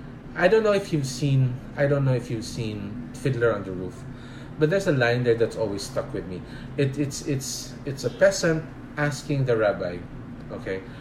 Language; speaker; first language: English; non-native, local second language; Filipino